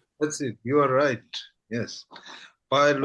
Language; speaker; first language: English; non-native, fluent; Tibetan